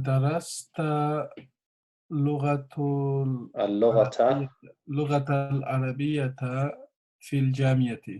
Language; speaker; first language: Arabic; non-native, learner; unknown